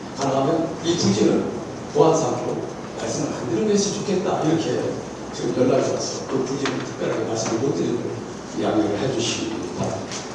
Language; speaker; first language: Korean; native; Korean